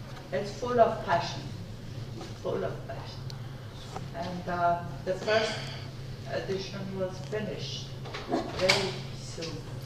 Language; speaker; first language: English; non-native, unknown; Persian